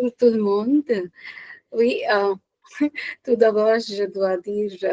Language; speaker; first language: French; non-native, fluent; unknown